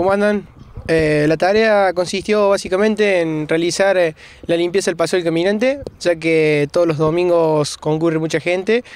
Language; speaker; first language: Spanish; native; Spanish